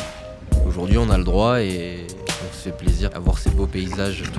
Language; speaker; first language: French; native; French